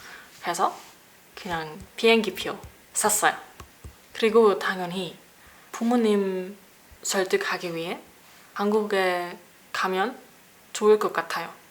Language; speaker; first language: Korean; non-native, learner; German